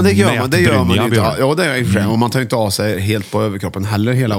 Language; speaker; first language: Swedish; native; Swedish